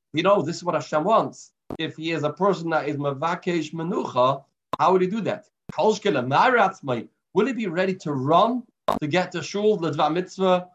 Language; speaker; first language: English; native; English